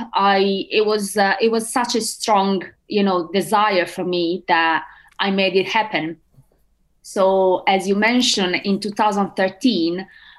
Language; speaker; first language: English; non-native, fluent; Italian